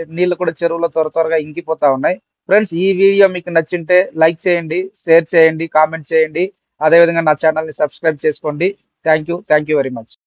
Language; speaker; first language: Telugu; native; Telugu